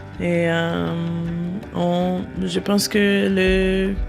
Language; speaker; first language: French; non-native, learner; English